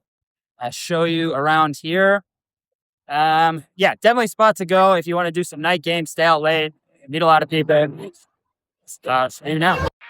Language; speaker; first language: English; native; English